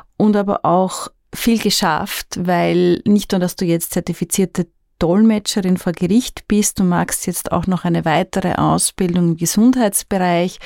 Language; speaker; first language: German; native; German